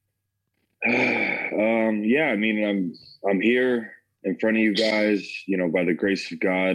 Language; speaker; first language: English; native; English